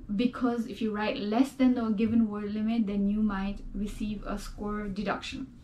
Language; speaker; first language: English; non-native, local second language; Nepali